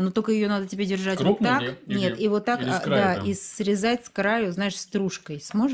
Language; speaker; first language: Russian; native; Russian